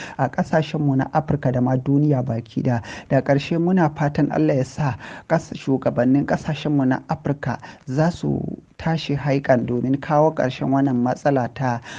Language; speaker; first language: Hausa; native; Hausa